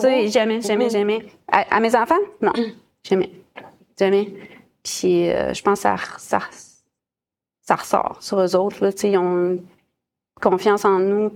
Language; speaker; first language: French; native; French